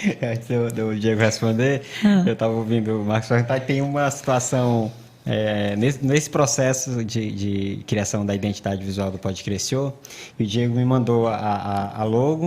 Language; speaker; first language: Portuguese; native; Portuguese